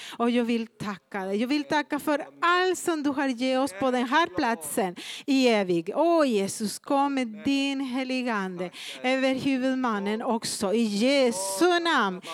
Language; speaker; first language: Swedish; non-native, fluent; Spanish